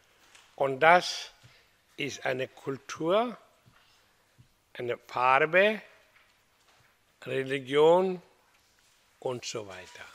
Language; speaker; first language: German; non-native, fluent; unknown